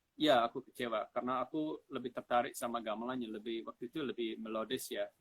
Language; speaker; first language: Indonesian; non-native, fluent; English